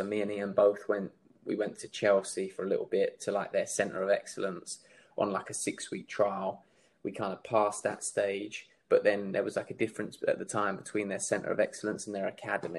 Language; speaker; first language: English; native; English